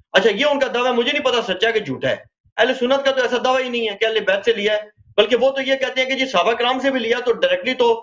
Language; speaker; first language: Urdu; native; Urdu